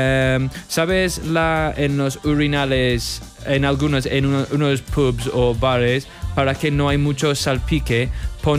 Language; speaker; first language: Spanish; non-native, fluent; English